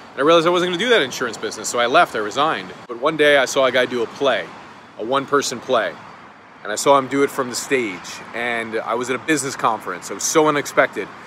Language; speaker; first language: English; native; English